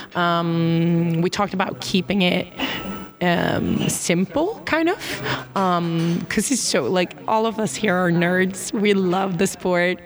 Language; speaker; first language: English; non-native, fluent; Swedish